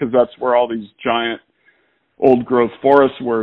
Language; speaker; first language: English; native; English